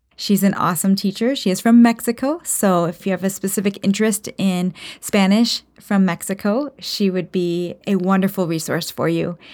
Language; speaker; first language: English; native; English